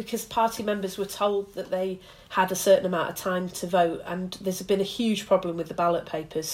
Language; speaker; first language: English; native; English